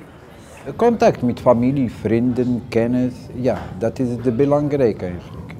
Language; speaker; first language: Dutch; non-native, learner; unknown